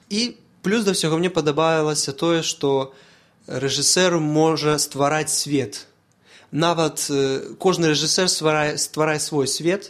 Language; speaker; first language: Belarusian; non-native, local second language; Russian